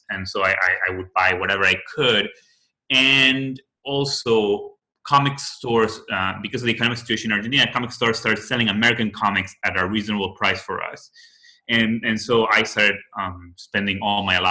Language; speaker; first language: English; non-native, fluent; Spanish